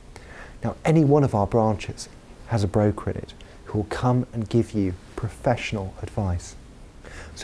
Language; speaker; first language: English; native; English